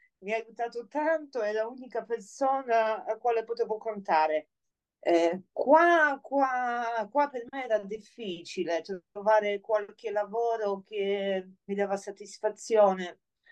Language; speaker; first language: Italian; non-native, fluent; Polish